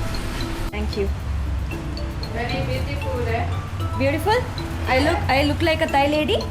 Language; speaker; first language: English; non-native, local second language; Kannada